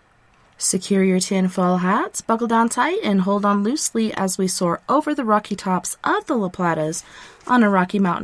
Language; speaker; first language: English; native; English